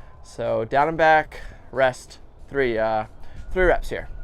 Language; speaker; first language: English; native; English